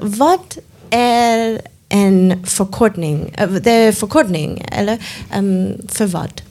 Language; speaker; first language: Swedish; non-native, learner; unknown